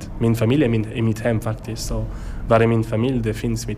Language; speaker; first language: Swedish; non-native, learner; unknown